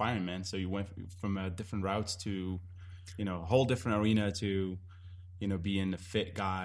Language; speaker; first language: English; non-native, fluent; Arabic